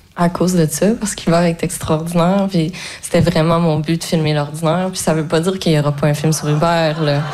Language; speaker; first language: French; native; French